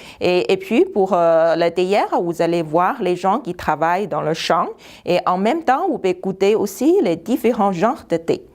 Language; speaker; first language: French; non-native, fluent; Chinese